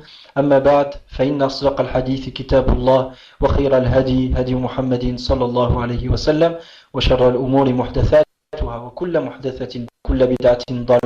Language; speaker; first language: Arabic; non-native, fluent; French